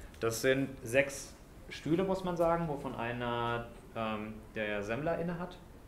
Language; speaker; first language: German; native; German